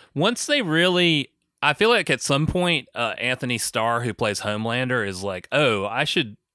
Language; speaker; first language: English; native; English